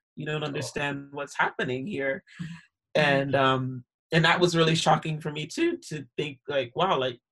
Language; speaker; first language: English; native; English